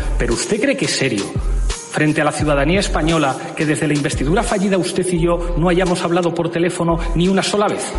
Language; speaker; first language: Spanish; native; Spanish